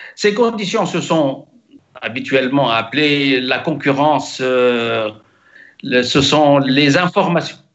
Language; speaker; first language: French; non-native, local second language; Arabic